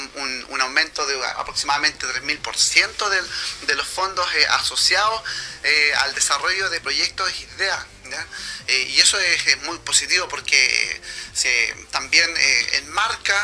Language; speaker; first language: Spanish; native; Spanish